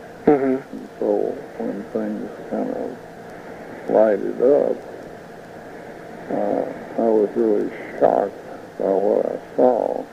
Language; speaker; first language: English; native; English